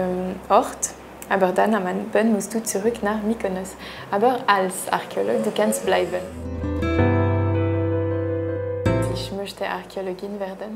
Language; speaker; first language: German; non-native, local second language; French